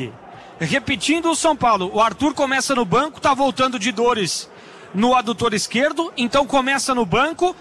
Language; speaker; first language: Portuguese; native; Portuguese